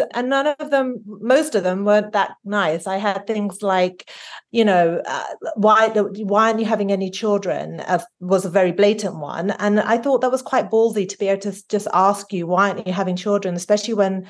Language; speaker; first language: English; native; English